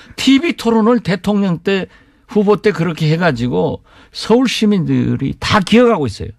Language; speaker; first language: Korean; native; Korean